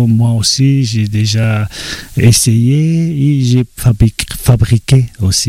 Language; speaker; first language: French; non-native, learner; Georgian